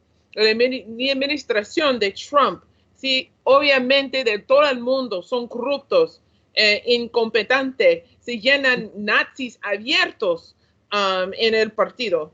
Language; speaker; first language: Spanish; non-native, learner; English